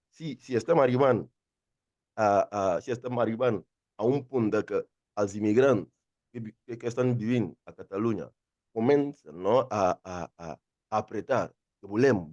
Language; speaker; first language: Catalan; non-native, fluent; Akan